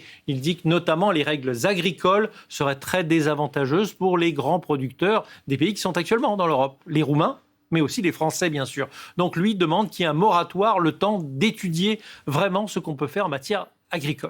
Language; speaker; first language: French; native; French